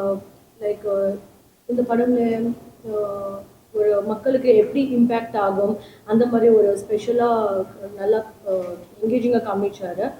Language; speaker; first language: Tamil; non-native, fluent; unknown